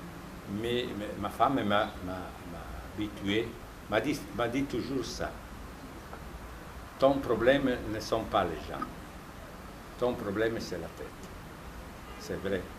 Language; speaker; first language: French; non-native, fluent; Italian